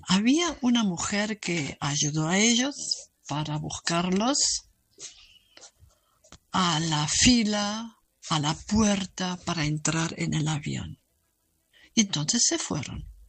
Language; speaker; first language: Spanish; non-native, fluent; German